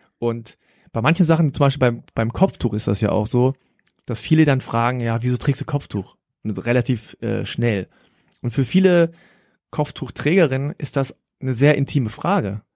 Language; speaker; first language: German; early bilingual, other home language; Korean